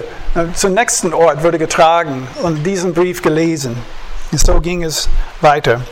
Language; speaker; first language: German; non-native, fluent; English